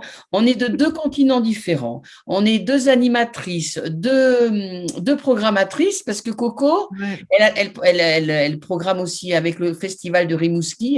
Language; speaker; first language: French; native; French